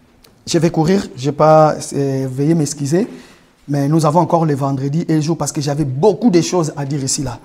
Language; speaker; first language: French; non-native, local second language; Lingala